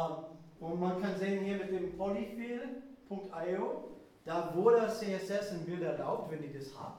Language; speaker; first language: German; non-native, fluent; English